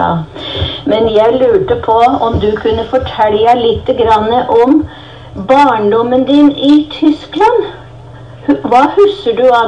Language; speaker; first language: Norwegian; native; Norwegian